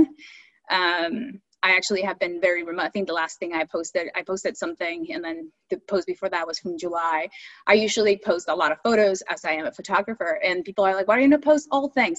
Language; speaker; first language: English; early bilingual, other home language; Spanish